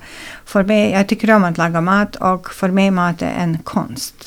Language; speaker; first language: Swedish; non-native, fluent; Serbian